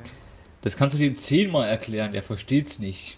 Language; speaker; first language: German; native; German